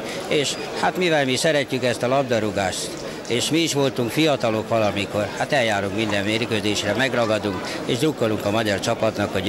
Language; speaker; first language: Hungarian; native; Hungarian